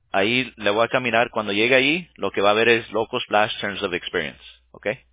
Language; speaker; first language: Spanish; early bilingual, heritage; English